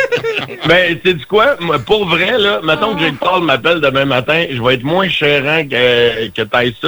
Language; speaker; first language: French; native; French